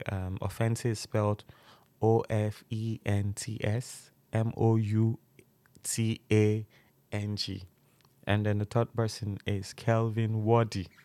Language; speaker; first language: English; non-native, local second language; Yoruba